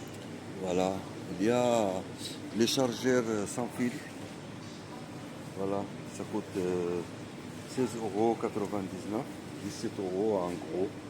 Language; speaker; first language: French; non-native, learner; Arabic